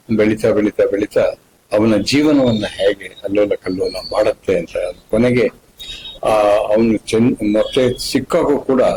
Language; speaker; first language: Kannada; native; Kannada